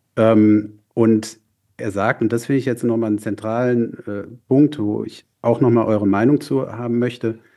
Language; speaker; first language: German; native; German